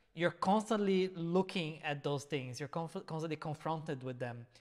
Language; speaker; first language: English; non-native, fluent; Portuguese